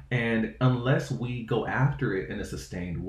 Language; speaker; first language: English; native; English